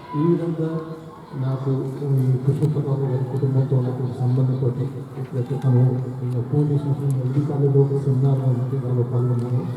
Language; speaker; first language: Telugu; non-native, local second language; Urdu